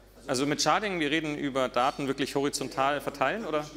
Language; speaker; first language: German; native; German